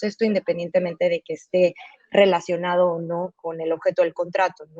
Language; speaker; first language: Spanish; native; Spanish